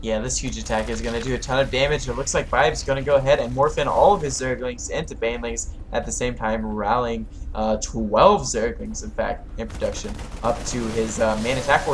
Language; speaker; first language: English; native; English